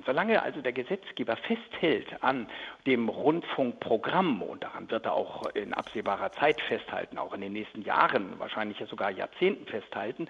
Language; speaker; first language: German; native; German